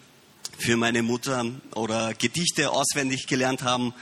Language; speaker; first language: German; early bilingual, heritage; Romanian